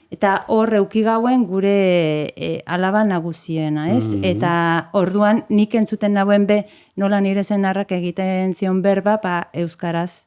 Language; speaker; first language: Basque; non-native, fluent; Spanish